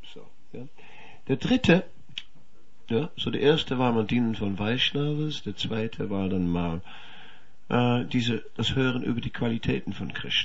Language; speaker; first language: German; non-native, fluent; Dutch